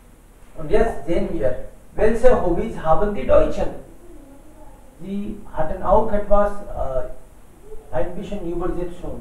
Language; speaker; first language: German; non-native, fluent; Hindi